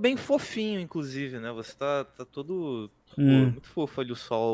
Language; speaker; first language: Portuguese; native; Portuguese